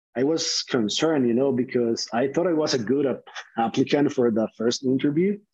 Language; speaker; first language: English; non-native, fluent; Spanish